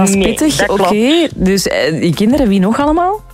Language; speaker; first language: Dutch; native; Dutch